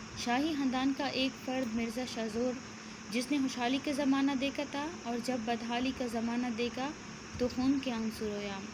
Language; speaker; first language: Urdu; non-native, local second language; Pashto